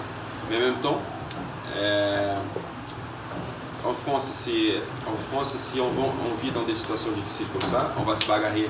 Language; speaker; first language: French; non-native, fluent; Portuguese